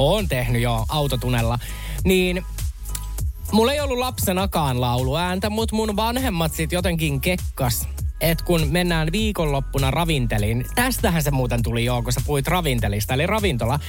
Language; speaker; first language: Finnish; native; Finnish